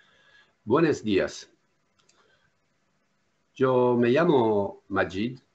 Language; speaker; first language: Spanish; non-native, learner; French